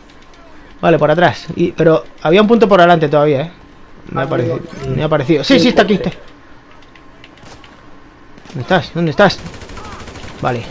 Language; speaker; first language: Spanish; native; Spanish